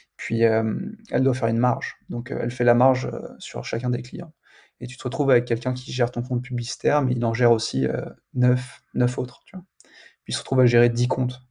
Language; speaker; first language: French; native; French